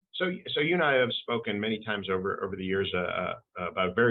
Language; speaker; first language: English; native; English